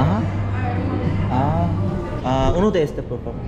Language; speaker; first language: Spanish; non-native, learner; Korean